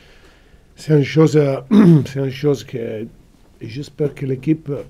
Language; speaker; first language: French; non-native, fluent; Italian